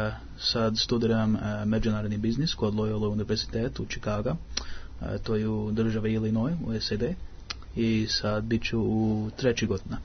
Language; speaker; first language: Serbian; early bilingual, heritage; English